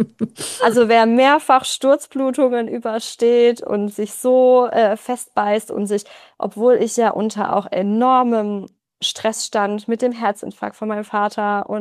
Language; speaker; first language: German; native; German